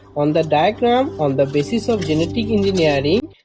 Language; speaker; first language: English; non-native, local second language; Bangla